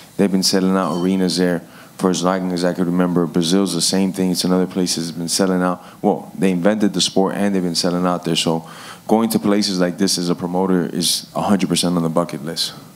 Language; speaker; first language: English; early bilingual, other home language; Spanish